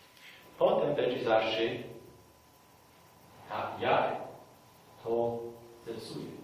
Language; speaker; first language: Polish; non-native, fluent; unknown